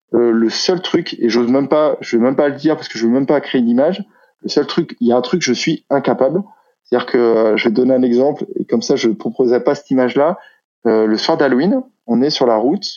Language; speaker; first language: French; native; French